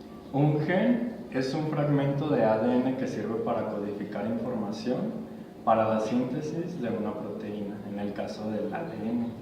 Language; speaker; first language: Spanish; native; Spanish